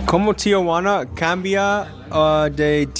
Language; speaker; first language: Spanish; non-native, learner; English